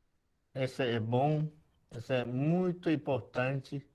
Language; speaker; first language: Portuguese; non-native, local second language; Yanomámi